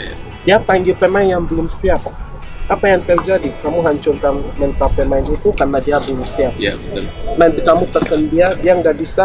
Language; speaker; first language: Indonesian; non-native, fluent; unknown